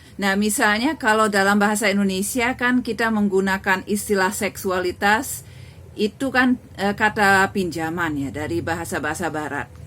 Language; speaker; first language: Indonesian; non-native, fluent; German